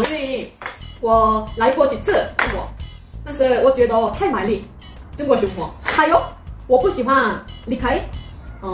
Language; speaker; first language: Chinese; non-native, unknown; Korean